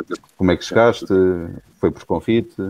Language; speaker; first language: Portuguese; native; Portuguese